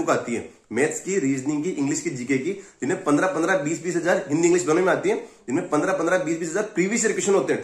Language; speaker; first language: Hindi; native; Hindi